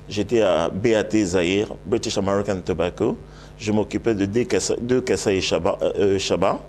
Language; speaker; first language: French; non-native, local second language; Lingala